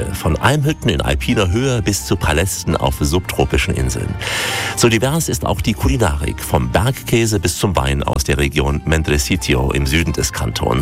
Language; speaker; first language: German; native; German